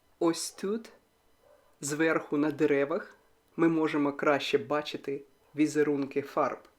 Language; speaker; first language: Ukrainian; non-native, local second language; Russian